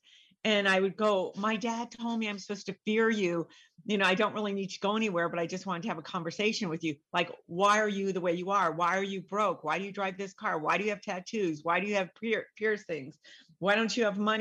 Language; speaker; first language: English; native; English